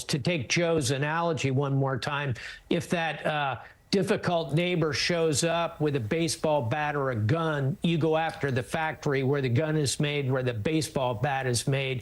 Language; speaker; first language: English; native; English